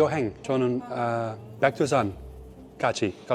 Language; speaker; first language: Korean; non-native, learner; Dutch